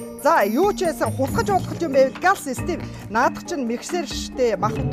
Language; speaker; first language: Mongolian; native; Mongolian